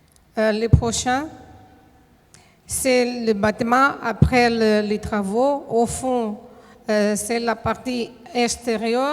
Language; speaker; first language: French; non-native, fluent; Portuguese